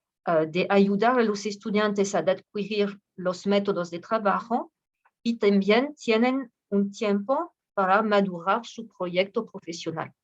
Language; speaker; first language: Spanish; non-native, fluent; French